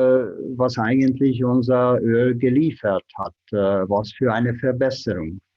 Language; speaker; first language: German; non-native, fluent; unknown